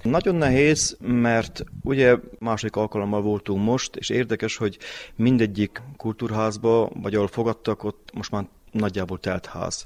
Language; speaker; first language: Hungarian; native; Hungarian